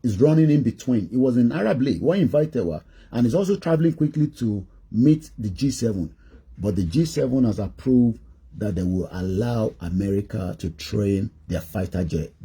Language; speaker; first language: English; non-native, local second language; Yoruba